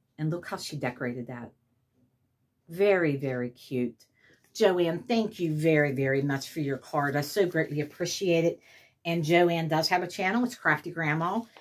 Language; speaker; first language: English; native; English